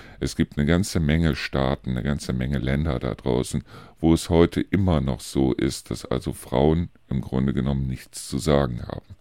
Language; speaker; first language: German; native; German